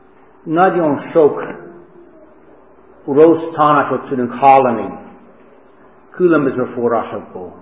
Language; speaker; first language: Hungarian; early bilingual, heritage; Hungarian